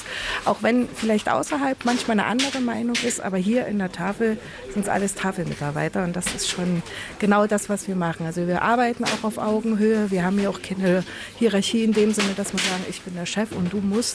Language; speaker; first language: German; native; German